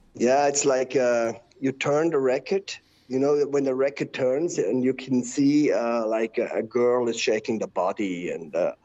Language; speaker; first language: English; non-native, fluent; Swiss German